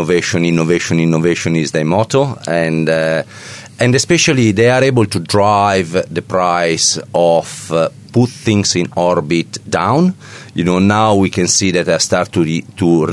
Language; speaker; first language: English; non-native, fluent; Italian